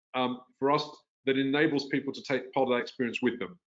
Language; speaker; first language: English; native; English